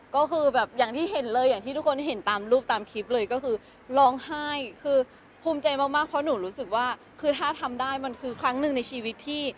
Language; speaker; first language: Thai; early bilingual, other home language; Vietnamese